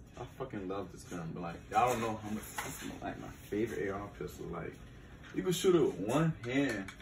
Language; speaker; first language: English; native; English